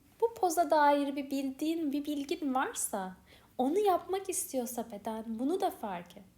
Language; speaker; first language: Turkish; native; Turkish